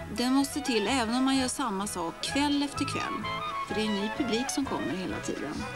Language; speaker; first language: Swedish; native; Swedish